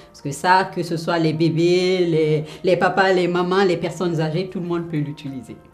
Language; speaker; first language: French; non-native, local second language; Fula